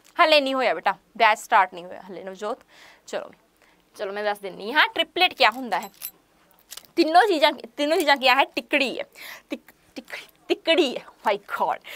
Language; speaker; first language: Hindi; non-native, local second language; Punjabi